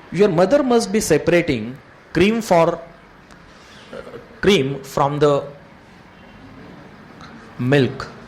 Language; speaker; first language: English; non-native, local second language; Marathi